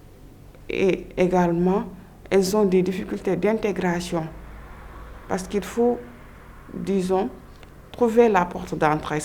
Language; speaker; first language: French; non-native, local second language; Wolof